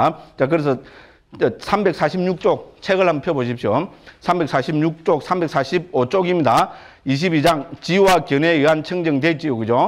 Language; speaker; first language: Korean; native; Korean